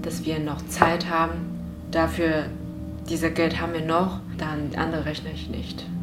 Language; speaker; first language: German; non-native, fluent; Chinese